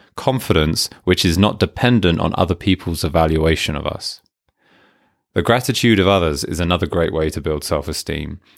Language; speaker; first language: English; native; English